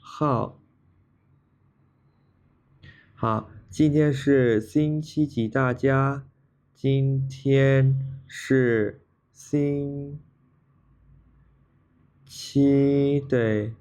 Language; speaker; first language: Chinese; non-native, fluent; Khmer